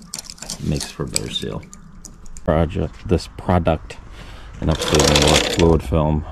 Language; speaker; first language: English; native; English